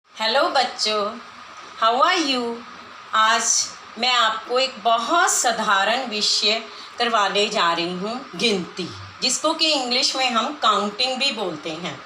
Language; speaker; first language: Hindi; non-native, local second language; Punjabi